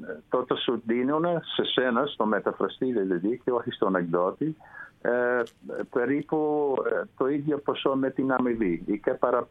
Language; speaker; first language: Greek; non-native, fluent; Dutch